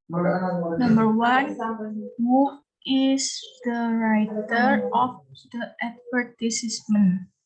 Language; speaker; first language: English; non-native, learner; Indonesian